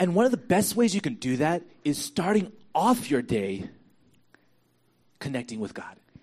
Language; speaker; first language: English; native; English